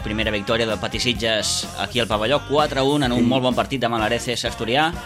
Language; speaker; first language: Catalan; native; Catalan